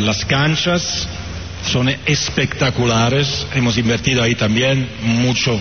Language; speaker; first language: Spanish; non-native, fluent; Italian